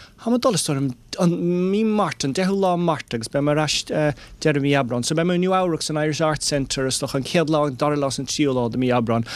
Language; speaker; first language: Irish; non-native, local second language; English